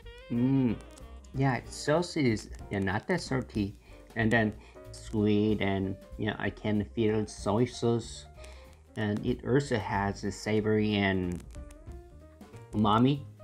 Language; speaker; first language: English; non-native, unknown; Korean